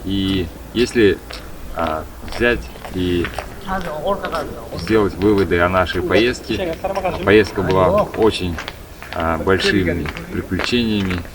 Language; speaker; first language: Russian; non-native, local second language; Kazakh